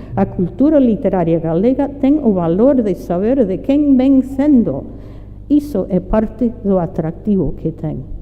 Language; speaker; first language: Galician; non-native, fluent; English